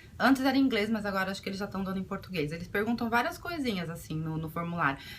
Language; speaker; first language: Portuguese; native; Portuguese